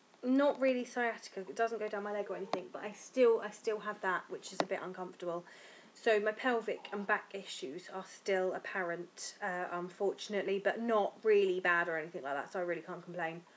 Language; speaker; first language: English; native; English